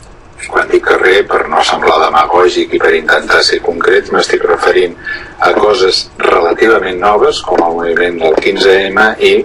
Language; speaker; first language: Catalan; native; Catalan